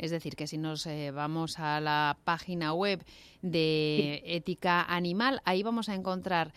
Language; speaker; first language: Spanish; native; Spanish